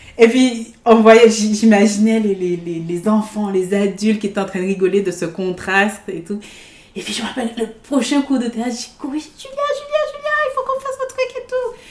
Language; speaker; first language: French; native; French